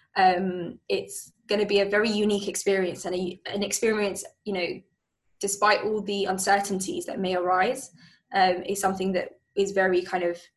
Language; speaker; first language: English; native; English